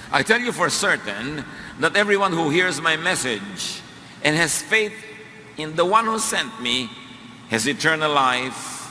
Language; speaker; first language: English; non-native, local second language; Filipino